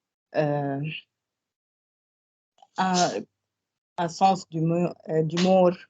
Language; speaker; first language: French; non-native, local second language; Arabic